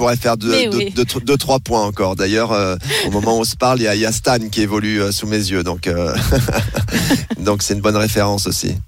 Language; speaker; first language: French; native; French